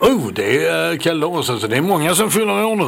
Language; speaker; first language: Swedish; native; Swedish